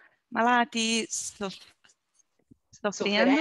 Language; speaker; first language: Italian; non-native, learner; Portuguese